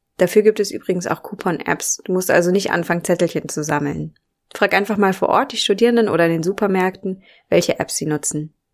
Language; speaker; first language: German; native; German